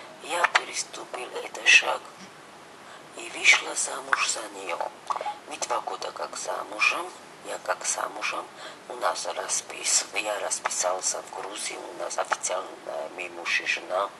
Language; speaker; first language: Russian; non-native, fluent; Georgian